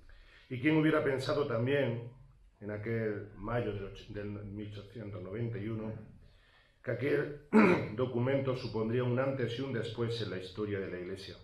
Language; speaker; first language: Spanish; native; Spanish